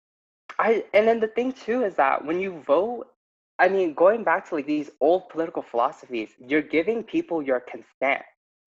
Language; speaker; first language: English; native; English